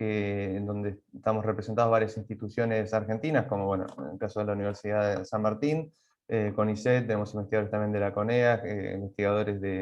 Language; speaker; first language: Spanish; native; Spanish